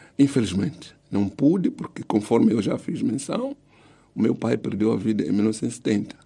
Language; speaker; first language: Portuguese; non-native, local second language; Tsonga